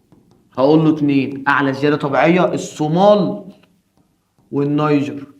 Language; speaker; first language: Arabic; native; Arabic